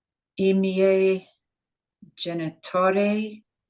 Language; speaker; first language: Italian; non-native, learner; English